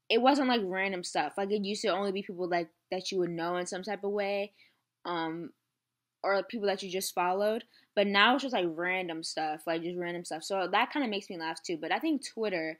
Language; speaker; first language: English; native; English